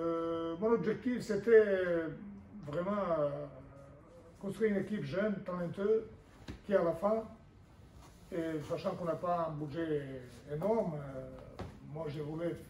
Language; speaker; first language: French; non-native, fluent; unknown